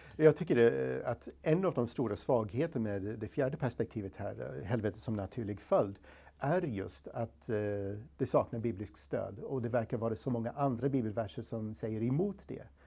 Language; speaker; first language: Swedish; non-native, fluent; English